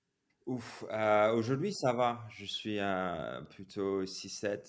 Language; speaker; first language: French; non-native, fluent; English